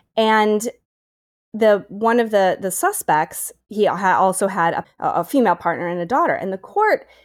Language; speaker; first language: English; native; English